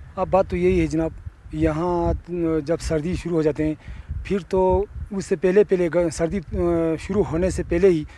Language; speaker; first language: Urdu; non-native, local second language; Ladakhi